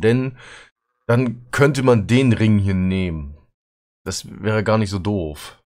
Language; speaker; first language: German; native; German